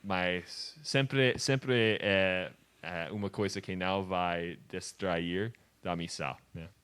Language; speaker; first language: Portuguese; non-native, learner; English